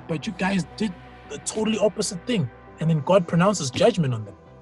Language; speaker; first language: English; non-native, local second language; Zulu